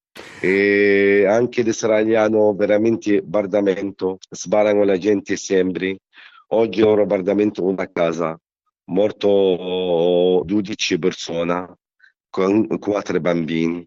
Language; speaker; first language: Italian; non-native, learner; Arabic